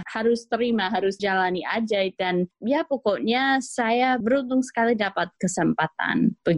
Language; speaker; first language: Indonesian; non-native, fluent; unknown